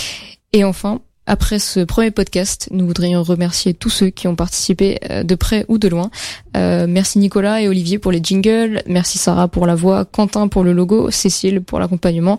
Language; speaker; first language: French; native; French